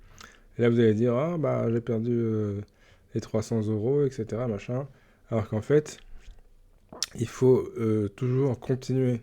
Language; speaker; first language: French; native; French